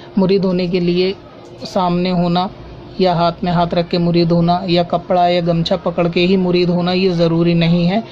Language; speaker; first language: Urdu; native; Urdu